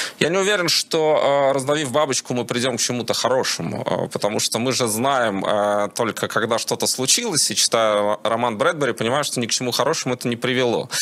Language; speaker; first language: Russian; native; Russian